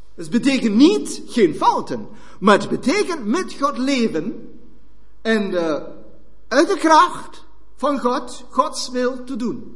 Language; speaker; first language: Dutch; non-native, fluent; German